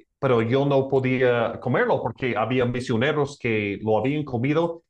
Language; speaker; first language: Spanish; non-native, learner; English